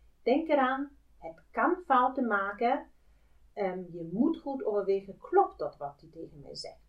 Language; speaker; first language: Dutch; non-native, fluent; German